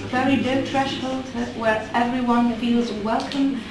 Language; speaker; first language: English; non-native, fluent; Dutch